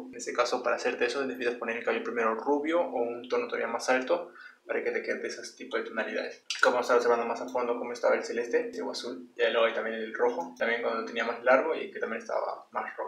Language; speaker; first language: Spanish; native; Spanish